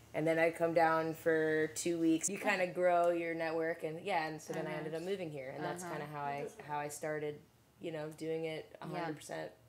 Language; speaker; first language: English; native; English